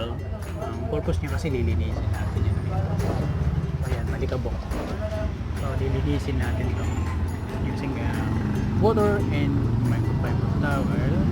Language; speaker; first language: Filipino; native; Filipino